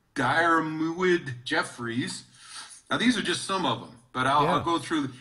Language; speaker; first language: English; native; English